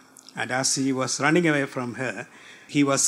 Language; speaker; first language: English; non-native, local second language; Malayalam